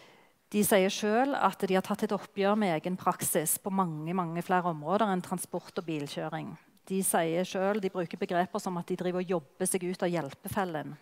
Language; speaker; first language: Norwegian; native; Norwegian